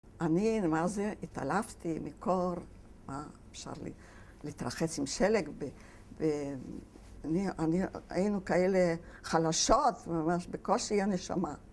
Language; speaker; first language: Hebrew; non-native, fluent; Yiddish